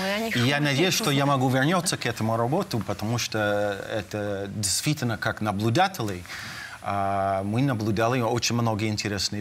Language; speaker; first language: Russian; non-native, fluent; English